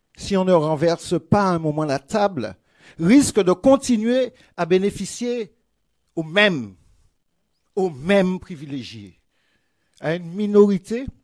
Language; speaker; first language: French; native; French